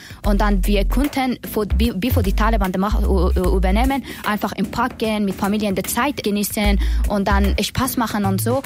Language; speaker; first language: German; non-native, learner; Persian